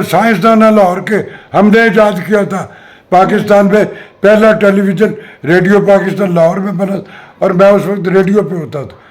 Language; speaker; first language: Urdu; non-native, local second language; Punjabi